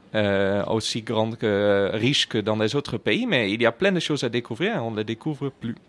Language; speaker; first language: French; non-native, fluent; Dutch